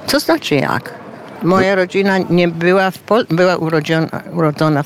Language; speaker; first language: Polish; early bilingual, heritage; Polish